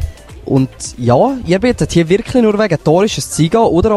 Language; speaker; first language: German; native; German